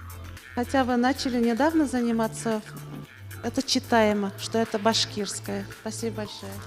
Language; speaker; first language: Russian; non-native, local second language; Bashkir